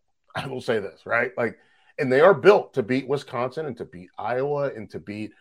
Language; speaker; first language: English; native; English